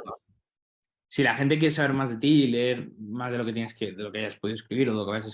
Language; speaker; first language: Spanish; native; Spanish